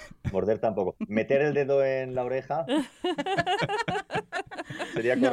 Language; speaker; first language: Spanish; native; Spanish